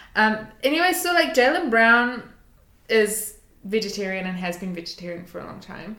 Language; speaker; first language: English; native; English